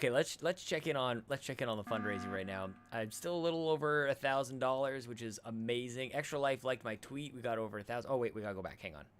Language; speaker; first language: English; native; English